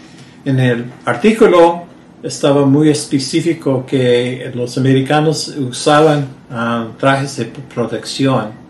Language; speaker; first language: Spanish; early bilingual, heritage; Spanish